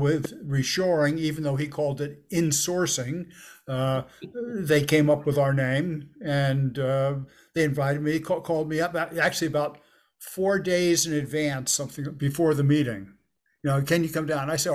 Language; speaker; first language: English; native; English